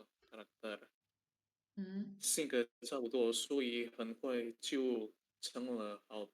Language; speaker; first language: Chinese; non-native, learner; Indonesian